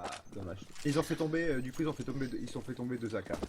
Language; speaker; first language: French; native; French